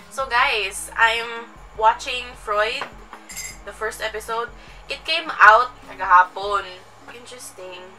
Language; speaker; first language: English; non-native, local second language; Cebuano